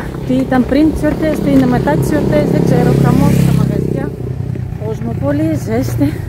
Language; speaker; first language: Greek; native; Greek